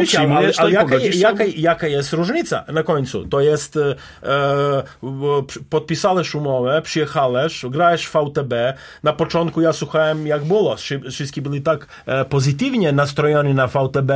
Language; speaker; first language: Polish; non-native, learner; Serbian